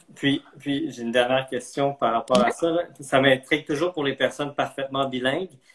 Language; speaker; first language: French; native; French